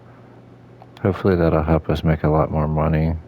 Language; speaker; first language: English; native; English